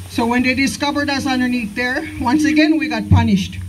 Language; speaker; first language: English; native; English